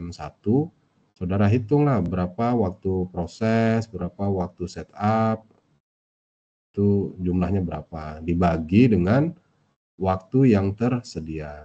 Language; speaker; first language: Indonesian; native; Indonesian